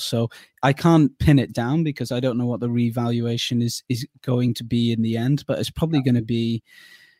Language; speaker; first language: English; native; English